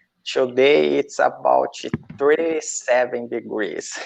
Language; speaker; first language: English; non-native, learner; Portuguese